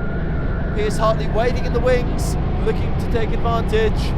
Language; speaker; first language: English; native; English